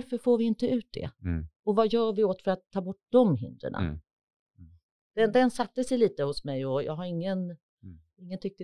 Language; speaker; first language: Swedish; native; Swedish